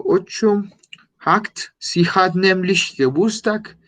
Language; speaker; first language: German; non-native, learner; Spanish